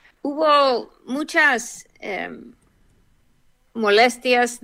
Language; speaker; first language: Spanish; non-native, fluent; English